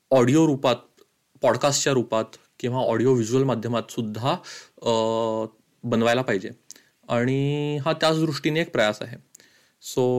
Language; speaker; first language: Marathi; early bilingual, heritage; Marathi